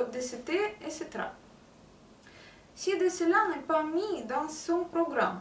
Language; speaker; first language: French; non-native, learner; Russian